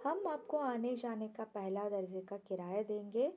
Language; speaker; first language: Hindi; non-native, local second language; Kannada